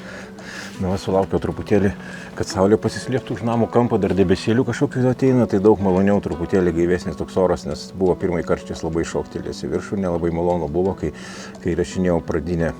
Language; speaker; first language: Lithuanian; native; Lithuanian